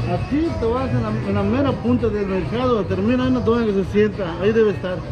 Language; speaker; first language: Spanish; native; Spanish